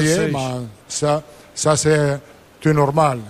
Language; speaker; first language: Portuguese; non-native, learner; Italian